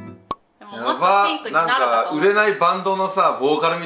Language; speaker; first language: Japanese; native; Japanese